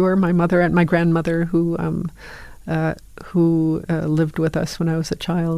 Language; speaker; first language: English; native; English